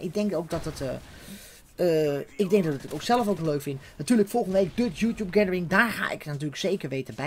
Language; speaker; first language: Dutch; native; Dutch